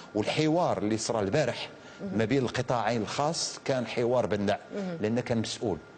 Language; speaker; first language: Arabic; native; Arabic